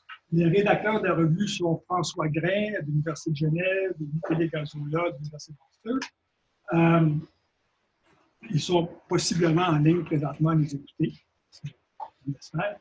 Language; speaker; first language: French; native; French